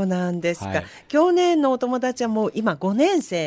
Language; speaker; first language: Japanese; native; Japanese